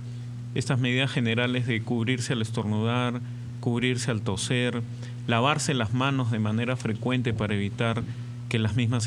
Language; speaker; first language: Spanish; native; Spanish